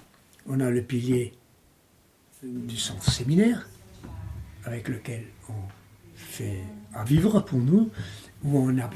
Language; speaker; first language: French; non-native, local second language; German